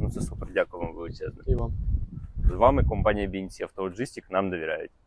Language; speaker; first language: Ukrainian; native; Ukrainian